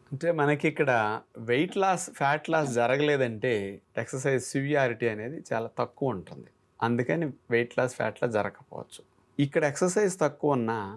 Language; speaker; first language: Telugu; native; Telugu